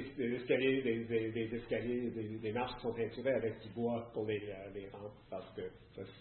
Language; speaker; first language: French; native; French